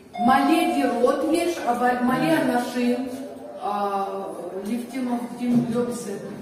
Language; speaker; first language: Hebrew; non-native, learner; Russian